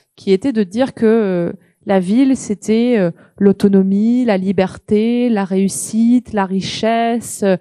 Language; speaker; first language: French; native; French